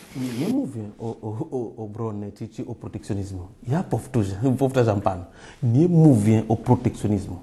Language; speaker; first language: Polish; non-native, fluent; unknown